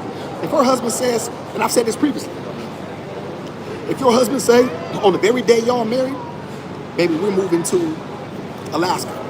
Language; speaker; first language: English; native; English